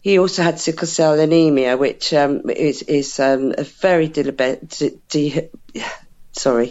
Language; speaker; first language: English; native; English